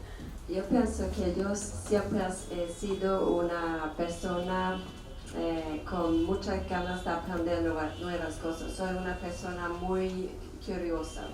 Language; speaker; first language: Spanish; non-native, fluent; Swedish